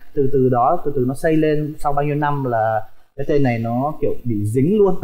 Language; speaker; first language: Vietnamese; early bilingual, heritage; Vietnamese